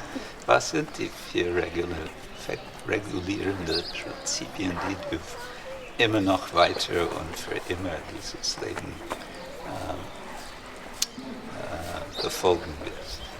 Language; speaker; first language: German; non-native, fluent; English